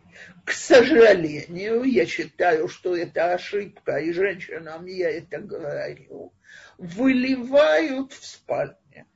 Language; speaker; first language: Russian; native; Russian